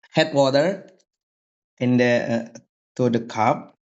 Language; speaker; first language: English; non-native, learner; Indonesian